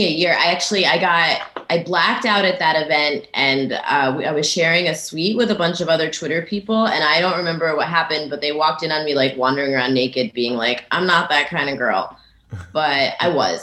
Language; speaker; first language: English; native; English